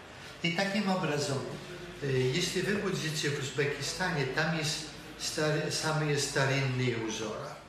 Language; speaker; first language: Russian; non-native, fluent; Polish